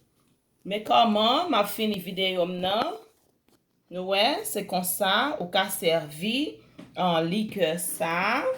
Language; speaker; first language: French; non-native, learner; Haitian Creole